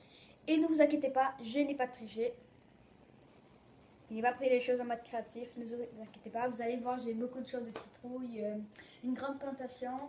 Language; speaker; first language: French; early bilingual, other home language; Portuguese